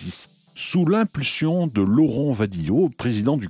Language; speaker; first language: French; native; French